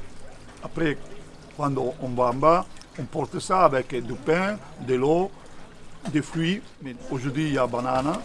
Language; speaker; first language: French; non-native, learner; Italian